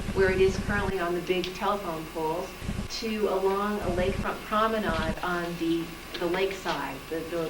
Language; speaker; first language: English; native; English